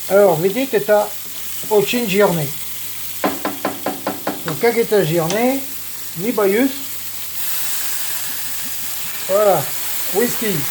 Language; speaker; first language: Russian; non-native, learner; French